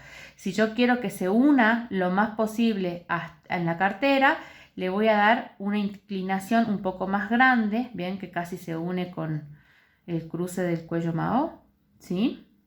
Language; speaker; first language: Spanish; native; Spanish